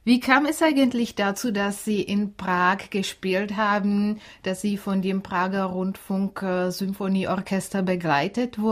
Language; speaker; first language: German; non-native, fluent; Czech